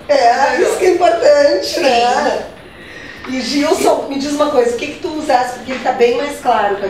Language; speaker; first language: Portuguese; native; Portuguese